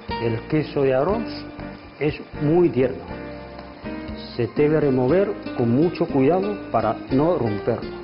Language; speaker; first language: Spanish; non-native, fluent; Chinese